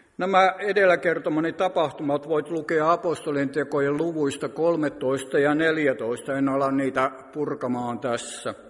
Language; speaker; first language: Finnish; native; Finnish